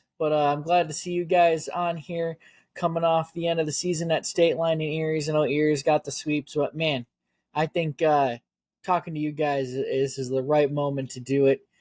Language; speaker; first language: English; native; English